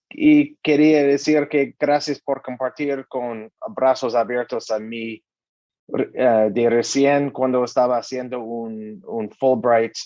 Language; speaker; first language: Spanish; non-native, learner; English